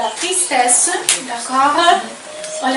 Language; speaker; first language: French; non-native, fluent; Ukrainian